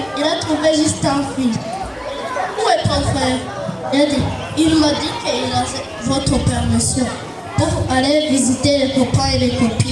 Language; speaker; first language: French; non-native, learner; Kinyarwanda